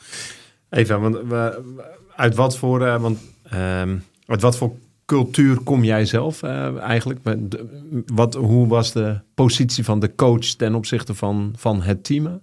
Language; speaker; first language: Dutch; native; Dutch